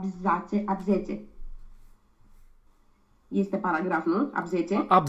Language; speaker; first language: German; non-native, learner; Romanian